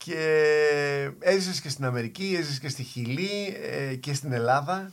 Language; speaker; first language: Greek; native; Greek